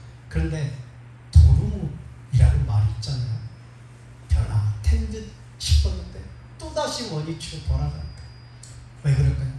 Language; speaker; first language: Korean; native; Korean